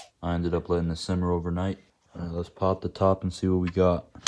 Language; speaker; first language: English; early bilingual, other home language; Japanese